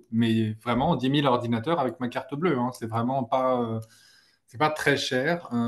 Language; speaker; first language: French; native; French